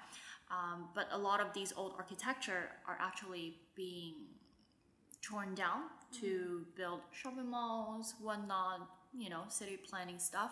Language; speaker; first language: English; non-native, local second language; Wu Chinese